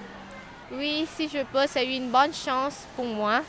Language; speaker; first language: French; non-native, learner; Lao